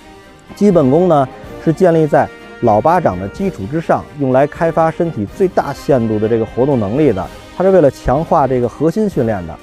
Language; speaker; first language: Chinese; native; Chinese